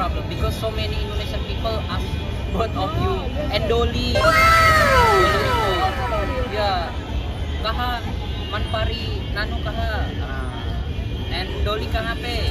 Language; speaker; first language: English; non-native, learner; Indonesian